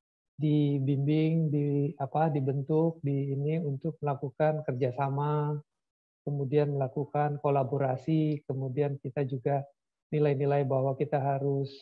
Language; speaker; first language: Indonesian; native; Indonesian